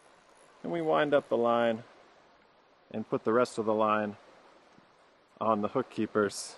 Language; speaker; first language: English; native; English